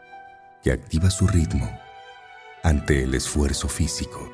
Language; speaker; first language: Spanish; native; Spanish